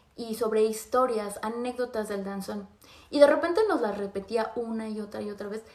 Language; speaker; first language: Spanish; native; Spanish